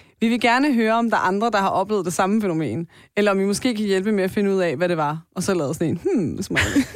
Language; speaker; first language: Danish; early bilingual, other home language; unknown